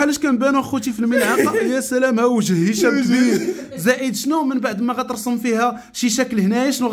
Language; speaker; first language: Arabic; native; Arabic